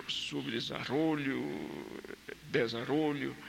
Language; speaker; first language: Spanish; non-native, fluent; Portuguese